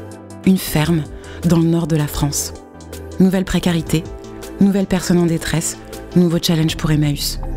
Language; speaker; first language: French; native; French